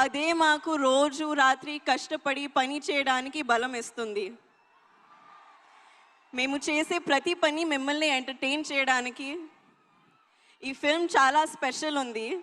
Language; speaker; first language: Telugu; non-native, learner; Hindi